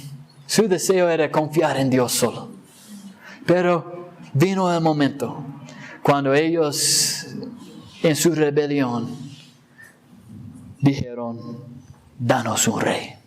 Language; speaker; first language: Spanish; non-native, fluent; English